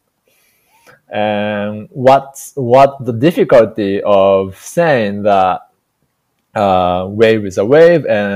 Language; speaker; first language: English; non-native, fluent; Japanese